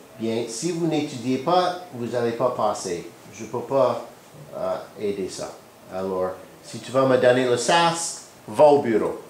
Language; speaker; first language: French; non-native, learner; English